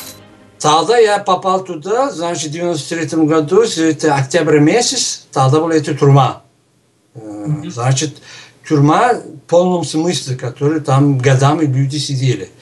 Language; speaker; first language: Russian; non-native, local second language; Uzbek